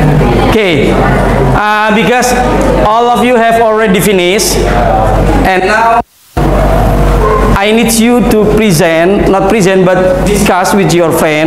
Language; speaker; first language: English; non-native, fluent; Indonesian